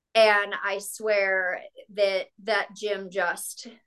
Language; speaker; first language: English; native; English